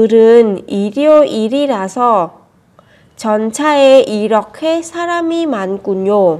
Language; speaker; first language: Korean; non-native, fluent; Vietnamese